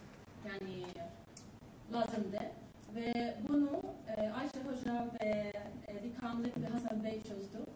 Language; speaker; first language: Turkish; non-native, learner; Arabic